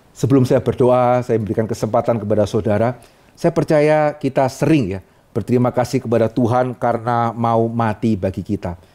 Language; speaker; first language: Indonesian; native; Indonesian